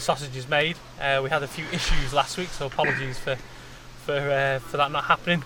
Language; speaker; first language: English; native; English